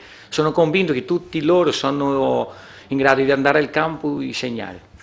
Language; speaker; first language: Italian; non-native, fluent; Portuguese